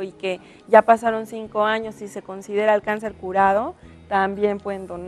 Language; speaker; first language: Spanish; native; Spanish